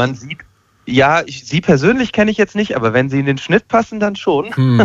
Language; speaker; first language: German; native; German